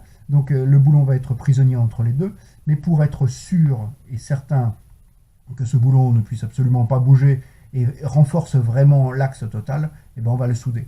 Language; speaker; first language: French; native; French